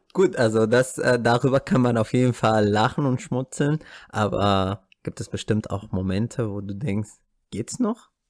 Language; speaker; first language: German; non-native, fluent; Arabic